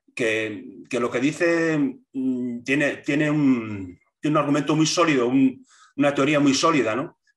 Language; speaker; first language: Spanish; native; Spanish